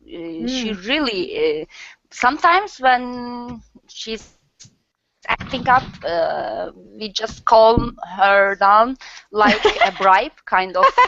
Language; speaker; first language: English; non-native, learner; Turkish